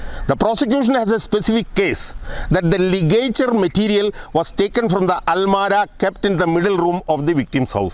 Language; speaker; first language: English; non-native, local second language; Malayalam